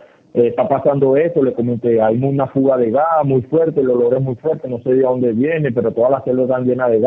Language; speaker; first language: Spanish; native; Spanish